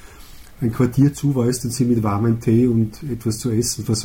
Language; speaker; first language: German; native; German